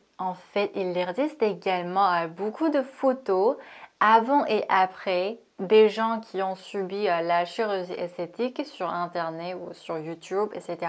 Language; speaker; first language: French; non-native, fluent; Korean